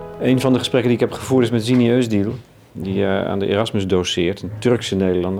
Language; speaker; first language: Dutch; native; Dutch